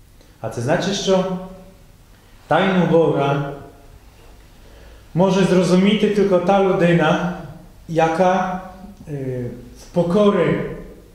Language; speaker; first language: Ukrainian; non-native, fluent; Polish